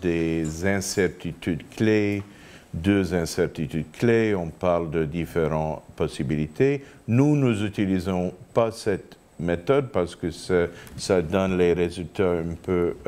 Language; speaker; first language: French; non-native, fluent; English